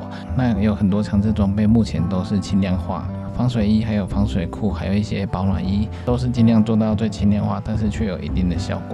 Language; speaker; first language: Chinese; native; Chinese